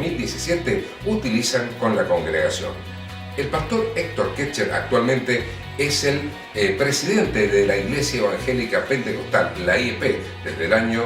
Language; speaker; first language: Spanish; native; Spanish